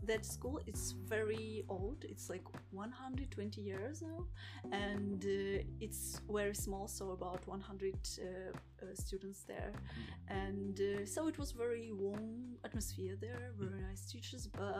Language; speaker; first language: English; non-native, fluent; Russian